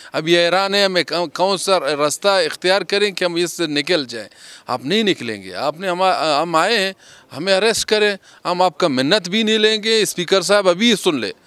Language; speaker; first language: Urdu; non-native, local second language; Baluchi